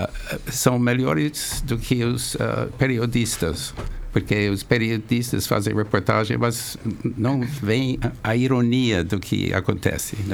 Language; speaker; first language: Portuguese; non-native, fluent; English